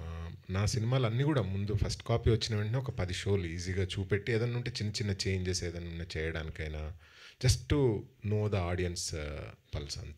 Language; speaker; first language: Telugu; native; Telugu